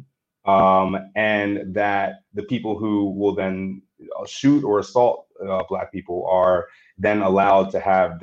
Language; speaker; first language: English; native; English